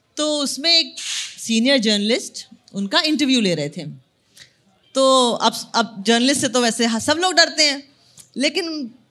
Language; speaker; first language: Hindi; native; Hindi